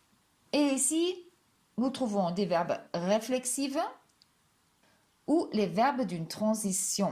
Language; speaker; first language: French; non-native, fluent; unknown